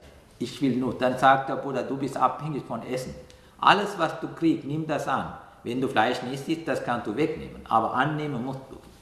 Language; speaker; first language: German; non-native, fluent; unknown